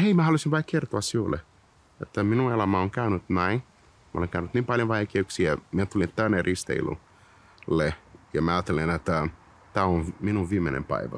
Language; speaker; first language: Finnish; non-native, learner; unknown